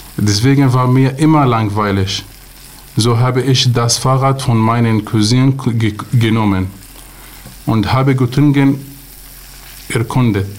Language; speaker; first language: German; non-native, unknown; Arabic